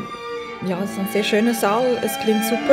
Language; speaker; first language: German; non-native, fluent; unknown